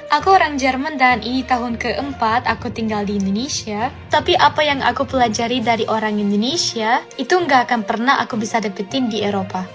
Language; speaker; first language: Indonesian; non-native, fluent; German